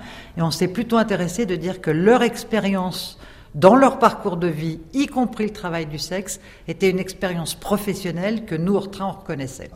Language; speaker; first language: French; native; French